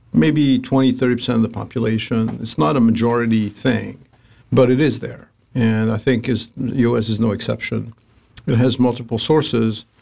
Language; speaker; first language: English; non-native, fluent; Arabic